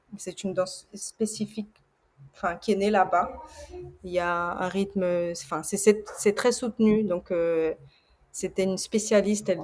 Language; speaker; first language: French; early bilingual, other home language; Portuguese